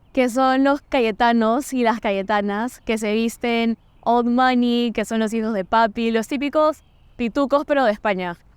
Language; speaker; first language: Spanish; non-native, fluent; Portuguese